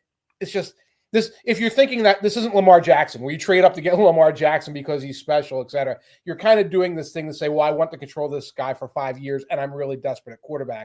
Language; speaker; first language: English; native; English